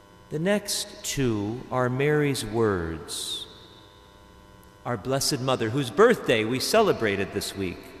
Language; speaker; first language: English; native; English